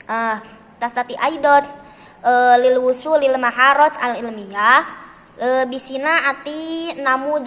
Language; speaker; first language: Arabic; non-native, learner; Indonesian